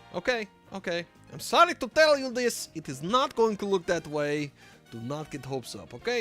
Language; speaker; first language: English; native; English